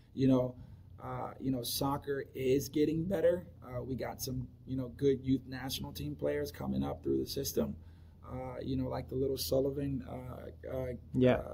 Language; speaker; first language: English; native; English